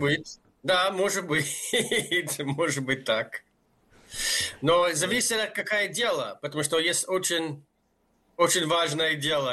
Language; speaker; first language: Russian; non-native, fluent; English